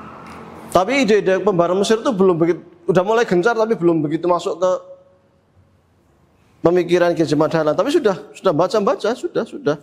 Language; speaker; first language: Indonesian; native; Indonesian